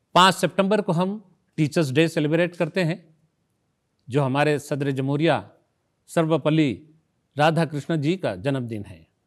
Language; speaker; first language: Urdu; native; Urdu